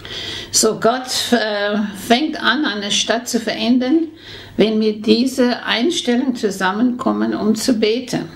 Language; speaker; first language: German; non-native, fluent; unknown